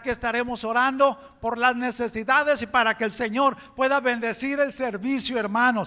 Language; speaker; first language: Spanish; native; Spanish